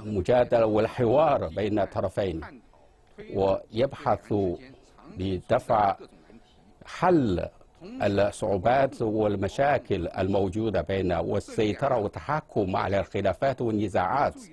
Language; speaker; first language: Arabic; non-native, fluent; Chinese